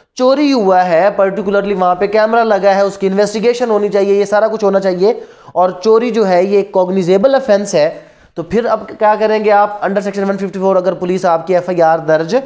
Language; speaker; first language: Urdu; non-native, local second language; Punjabi